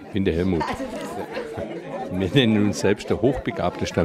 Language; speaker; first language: German; native; German